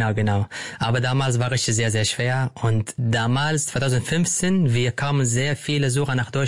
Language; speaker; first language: German; non-native, fluent; Arabic